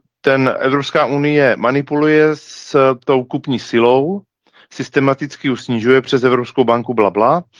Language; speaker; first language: Czech; native; Czech